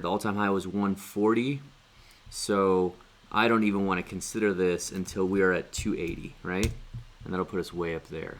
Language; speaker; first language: English; native; English